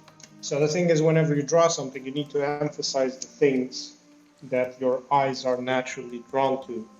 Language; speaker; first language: English; non-native, fluent; Romanian